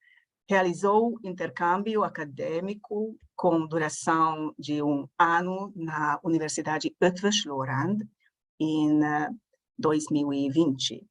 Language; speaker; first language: Portuguese; non-native, fluent; Hungarian